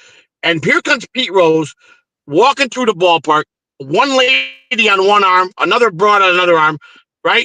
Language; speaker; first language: English; native; English